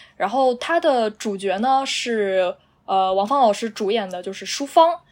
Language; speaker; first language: Chinese; native; Chinese